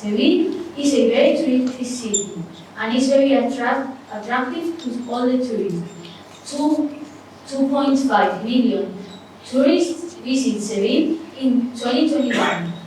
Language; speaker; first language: English; non-native, learner; Spanish